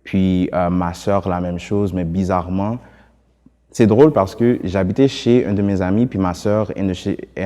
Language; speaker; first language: French; early bilingual, other home language; Haitian Creole